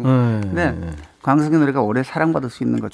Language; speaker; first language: Korean; native; Korean